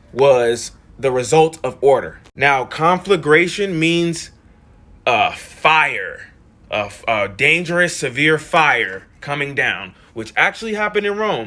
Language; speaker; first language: English; native; English